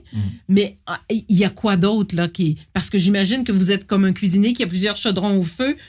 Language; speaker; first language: French; native; French